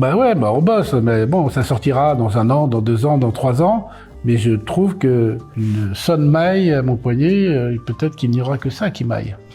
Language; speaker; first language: French; native; French